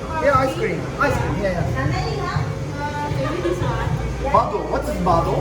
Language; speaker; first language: English; non-native, learner; Turkish